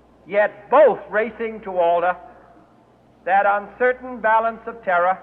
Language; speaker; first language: English; native; English